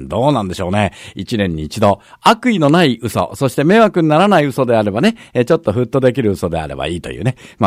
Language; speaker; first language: Japanese; native; Japanese